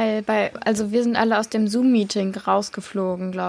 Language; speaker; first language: German; native; German